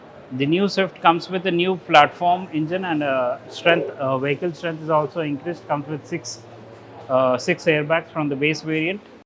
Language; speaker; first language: English; non-native, local second language; Telugu